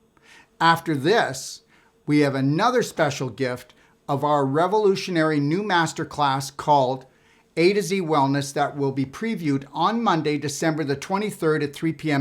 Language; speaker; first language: English; native; English